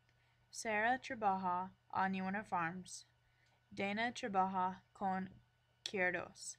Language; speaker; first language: Spanish; non-native, learner; English